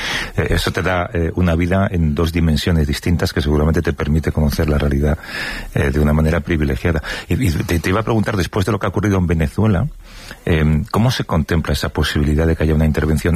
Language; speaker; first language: Spanish; native; Spanish